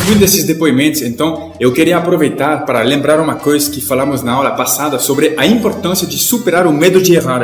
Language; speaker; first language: Portuguese; non-native, fluent; French